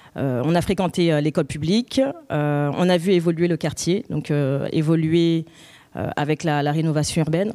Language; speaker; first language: French; native; French